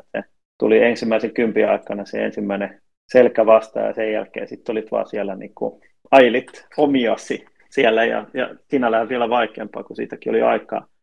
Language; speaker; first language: Finnish; native; Finnish